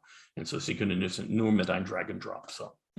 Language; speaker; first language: German; non-native, learner; English